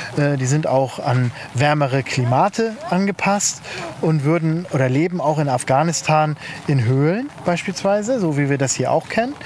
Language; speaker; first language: German; native; German